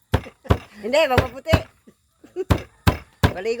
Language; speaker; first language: Filipino; non-native, local second language; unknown